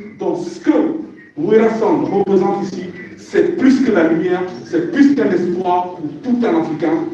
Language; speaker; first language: French; non-native, local second language; Lingala